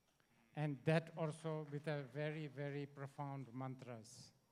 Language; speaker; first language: English; non-native, learner; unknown